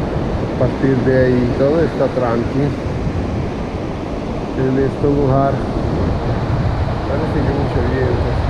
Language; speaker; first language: Spanish; non-native, fluent; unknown